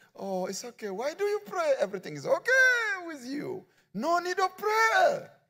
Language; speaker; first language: English; non-native, learner; Amharic